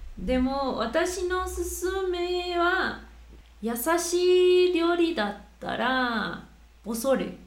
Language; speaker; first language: Japanese; non-native, fluent; Spanish